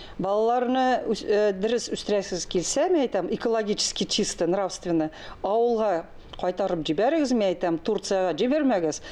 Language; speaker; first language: Tatar; non-native, local second language; Russian